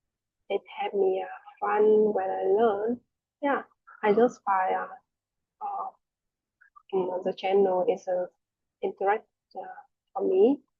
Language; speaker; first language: English; non-native, learner; Vietnamese